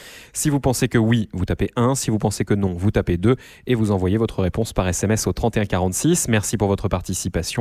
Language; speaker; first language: French; native; French